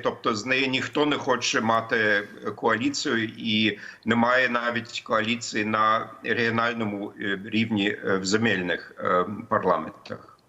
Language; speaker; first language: Ukrainian; non-native, fluent; German